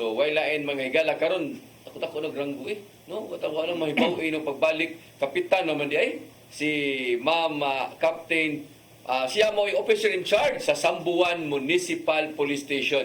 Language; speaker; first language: Cebuano; native; Cebuano